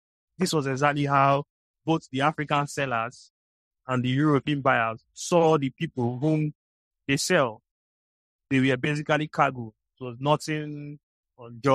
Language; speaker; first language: English; non-native, local second language; Igbo